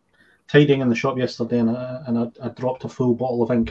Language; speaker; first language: English; native; English